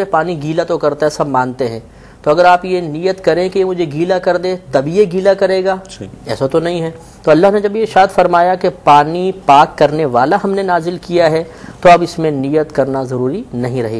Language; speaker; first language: Urdu; native; Urdu